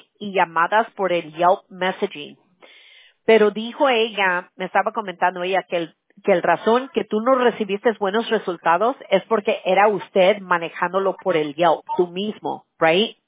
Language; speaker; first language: Spanish; early bilingual, heritage; Spanish